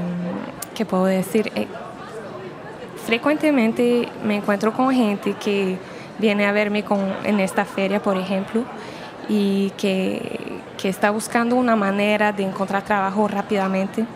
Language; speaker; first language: Spanish; non-native, fluent; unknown